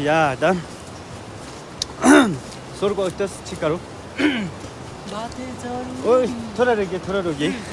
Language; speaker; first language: Hindi; non-native, local second language; Nepali